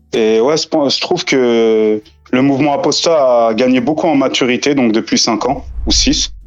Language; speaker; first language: French; native; French